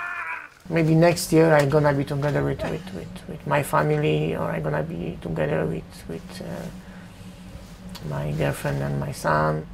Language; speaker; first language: English; non-native, learner; Polish